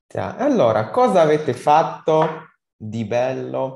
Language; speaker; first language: Italian; non-native, fluent; Ukrainian